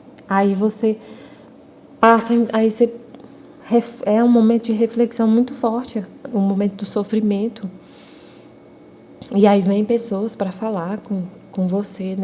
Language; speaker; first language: Portuguese; native; Portuguese